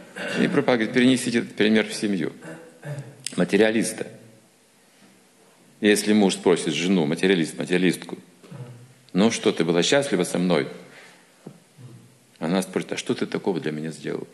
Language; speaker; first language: Russian; native; Russian